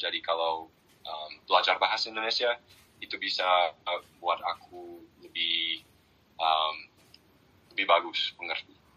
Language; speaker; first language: Indonesian; non-native, learner; English